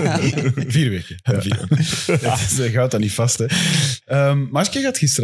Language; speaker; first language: Dutch; native; Dutch